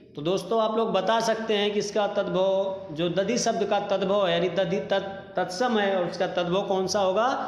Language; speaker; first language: Hindi; native; Hindi